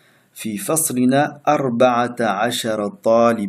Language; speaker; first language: Arabic; non-native, fluent; French